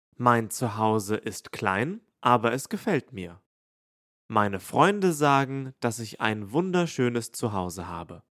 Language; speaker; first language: German; native; German